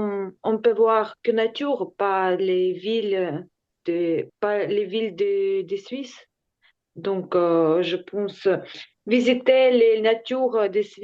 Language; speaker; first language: French; non-native, learner; Ukrainian